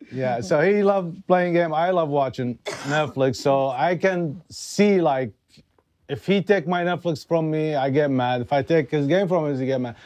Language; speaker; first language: English; non-native, learner; Arabic